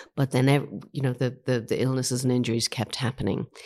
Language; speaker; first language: English; native; English